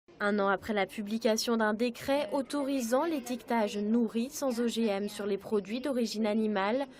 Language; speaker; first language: French; native; French